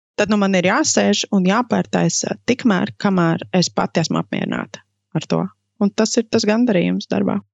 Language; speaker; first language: Latvian; native; Latvian